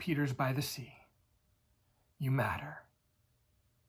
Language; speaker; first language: English; native; English